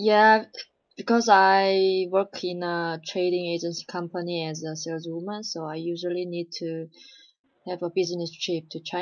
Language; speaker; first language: English; non-native, learner; Chinese